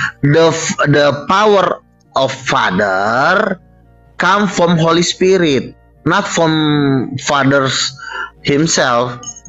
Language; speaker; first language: English; non-native, learner; Indonesian